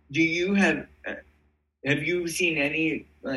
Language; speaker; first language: English; native; English